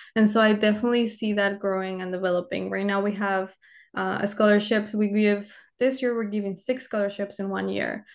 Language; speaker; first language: English; early bilingual, other home language; Spanish